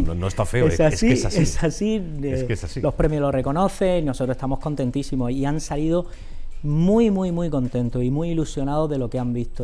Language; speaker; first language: Spanish; native; Spanish